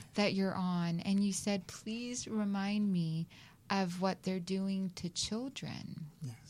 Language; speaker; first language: English; native; English